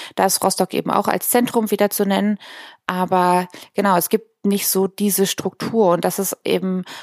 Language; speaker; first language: German; native; German